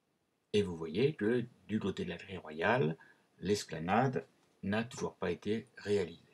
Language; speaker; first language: French; native; French